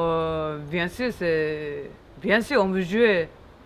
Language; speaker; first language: French; non-native, fluent; Japanese